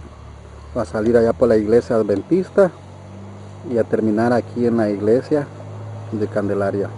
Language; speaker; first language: Spanish; native; Spanish